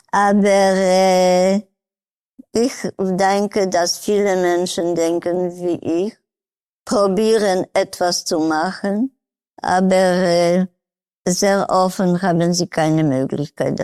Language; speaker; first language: German; non-native, learner; Polish